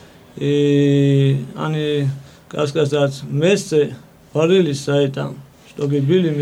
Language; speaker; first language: Russian; non-native, fluent; Georgian